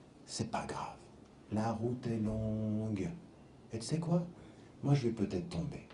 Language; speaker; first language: French; native; French